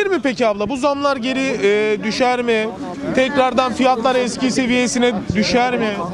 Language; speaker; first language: Turkish; native; Turkish